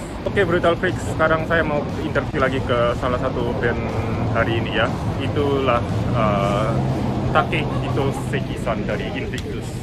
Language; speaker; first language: Indonesian; non-native, fluent; Japanese